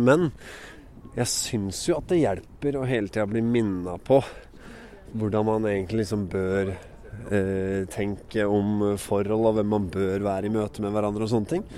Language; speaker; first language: Norwegian; native; Norwegian